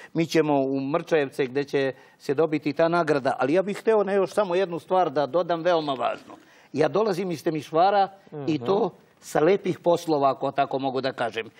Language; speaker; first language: Croatian; early bilingual, heritage; Serbian